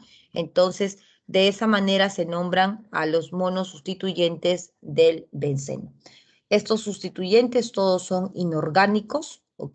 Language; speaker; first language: Spanish; native; Spanish